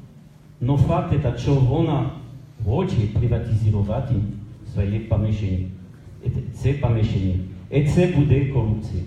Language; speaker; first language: Ukrainian; non-native, learner; French